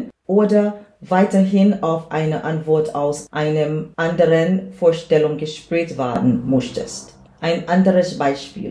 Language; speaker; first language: German; non-native, learner; English